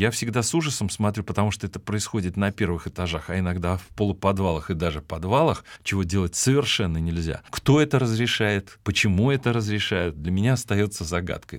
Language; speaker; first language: Russian; native; Russian